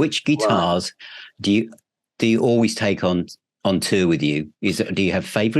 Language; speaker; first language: English; native; English